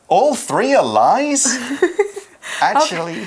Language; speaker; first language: English; native; English